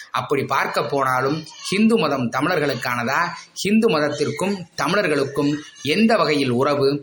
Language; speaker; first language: Tamil; native; Tamil